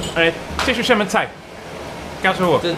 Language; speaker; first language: Chinese; non-native, learner; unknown